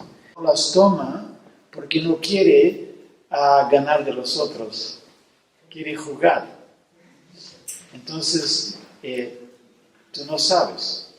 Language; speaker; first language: Spanish; non-native, fluent; Portuguese